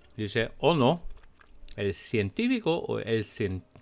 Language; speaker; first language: Spanish; early bilingual, heritage; Spanish